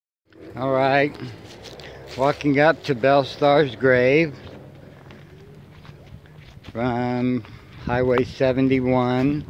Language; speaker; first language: English; native; English